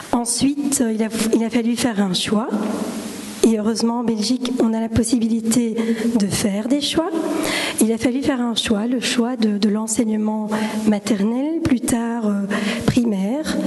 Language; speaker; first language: French; native; French